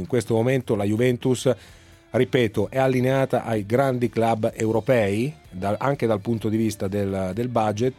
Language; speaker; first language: Italian; native; Italian